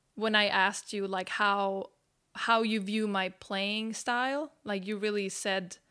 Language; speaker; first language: English; non-native, fluent; Swedish